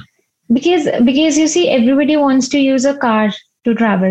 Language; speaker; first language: English; non-native, local second language; Hindi